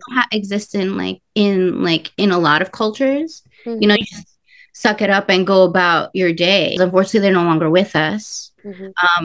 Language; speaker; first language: English; early bilingual, other home language; Spanish